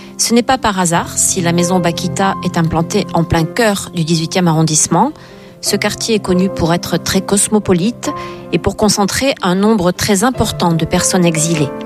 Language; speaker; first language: French; native; French